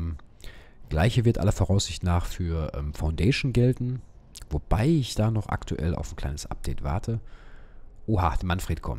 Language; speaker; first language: German; native; German